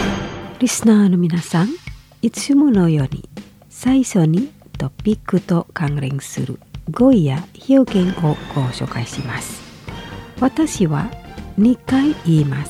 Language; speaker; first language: Japanese; non-native, fluent; Indonesian